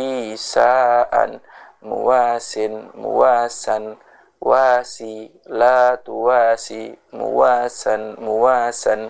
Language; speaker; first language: Arabic; non-native, fluent; Indonesian